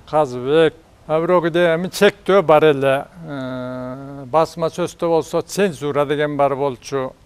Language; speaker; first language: Kyrgyz; native; Kyrgyz